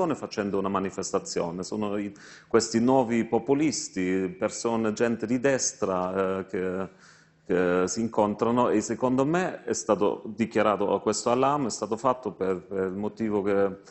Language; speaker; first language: Italian; non-native, fluent; German